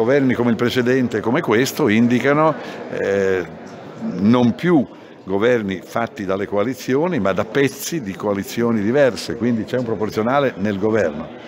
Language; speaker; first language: Italian; native; Italian